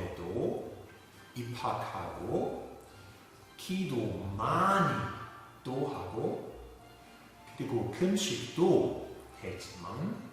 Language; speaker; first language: Korean; non-native, fluent; German